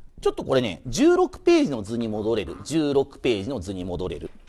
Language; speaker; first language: Japanese; native; Japanese